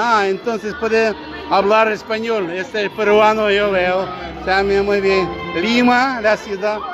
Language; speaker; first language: Spanish; non-native, learner; Ukrainian